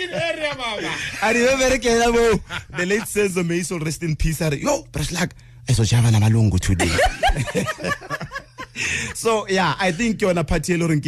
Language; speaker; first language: English; non-native, local second language; Tswana